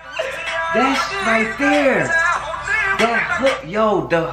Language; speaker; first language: English; native; English